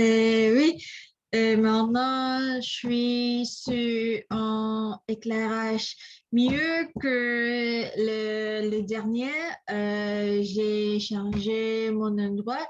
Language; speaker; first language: French; non-native, learner; English